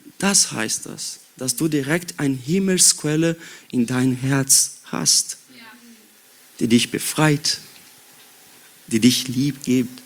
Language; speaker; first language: German; non-native, learner; Portuguese